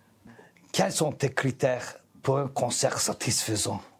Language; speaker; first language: French; non-native, learner; Turkish